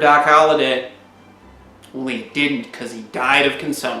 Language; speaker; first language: English; native; English